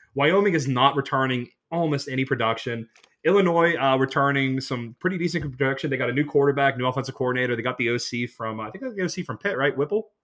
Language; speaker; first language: English; native; English